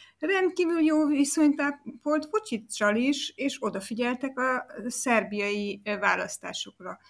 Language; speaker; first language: Hungarian; native; Hungarian